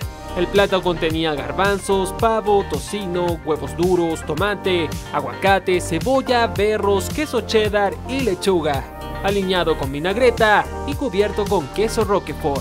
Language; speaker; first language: Spanish; native; Spanish